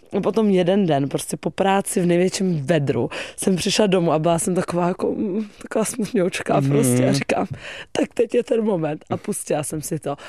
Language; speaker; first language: Czech; native; Czech